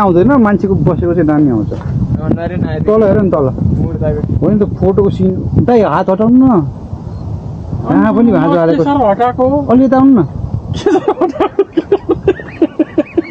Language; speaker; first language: Nepali; native; Nepali